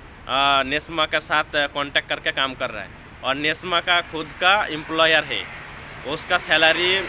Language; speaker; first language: Hindi; non-native, local second language; Bangla